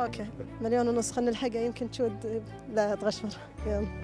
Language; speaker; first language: Arabic; native; Arabic